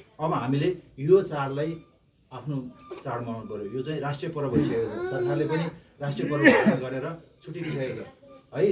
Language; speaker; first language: Nepali; non-native, local second language; Eastern Tamang